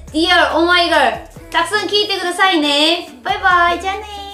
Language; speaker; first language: Japanese; non-native, learner; Korean